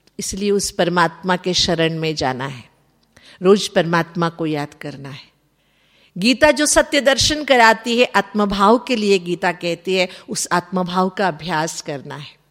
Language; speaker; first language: Hindi; non-native, local second language; Kannada